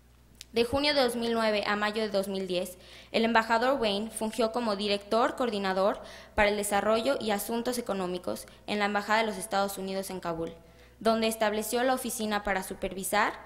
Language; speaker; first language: Spanish; native; Spanish